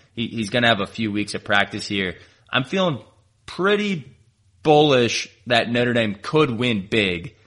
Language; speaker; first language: English; native; English